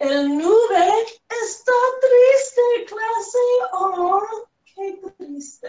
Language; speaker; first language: Spanish; non-native, fluent; English